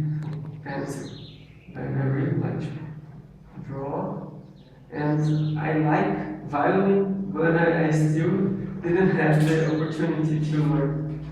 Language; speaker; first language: English; non-native, learner; Portuguese